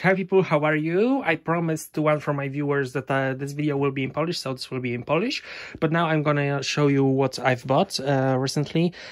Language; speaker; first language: English; non-native, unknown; Polish